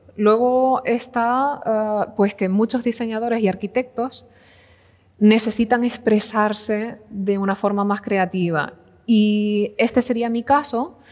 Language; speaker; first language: Spanish; native; Spanish